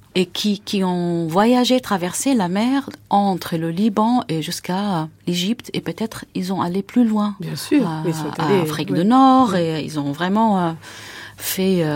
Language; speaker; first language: French; non-native, fluent; Arabic